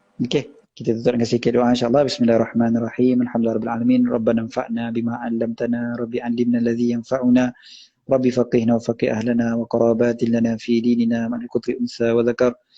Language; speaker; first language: Malay; native; Malay